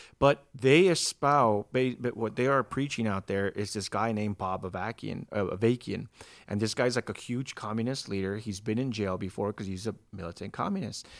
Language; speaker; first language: English; native; English